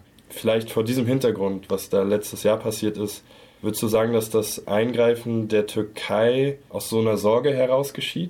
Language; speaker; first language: German; native; German